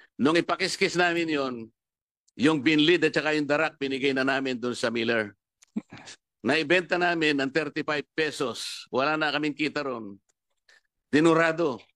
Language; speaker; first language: Filipino; non-native, local second language; Pampanga